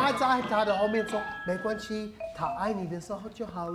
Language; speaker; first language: Chinese; non-native, fluent; English